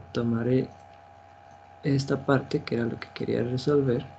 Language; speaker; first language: Spanish; native; Spanish